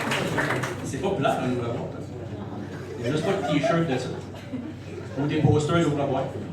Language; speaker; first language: French; native; French